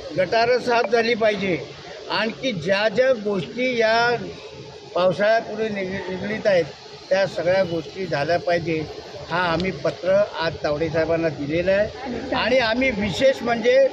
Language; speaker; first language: Marathi; native; Marathi